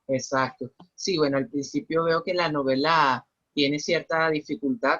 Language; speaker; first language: Spanish; native; Spanish